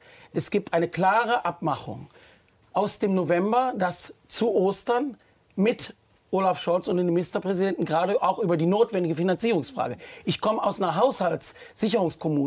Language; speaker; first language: German; native; German